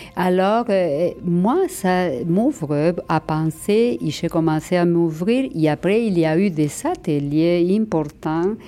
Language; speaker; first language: French; non-native, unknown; Spanish